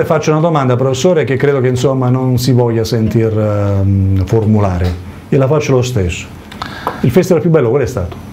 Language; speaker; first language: Italian; native; Italian